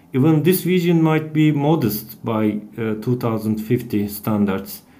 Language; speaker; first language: English; non-native, fluent; Turkish